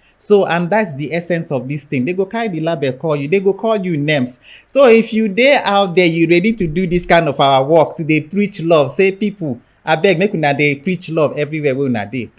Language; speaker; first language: Nigerian Pidgin; non-native, local second language; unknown